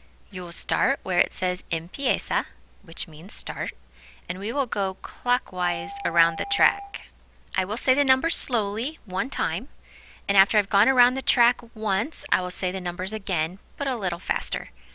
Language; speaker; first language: English; native; English